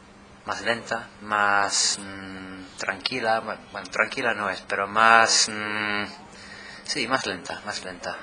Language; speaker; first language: Spanish; non-native, fluent; English